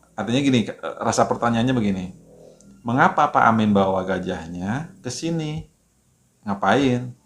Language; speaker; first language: Indonesian; native; Indonesian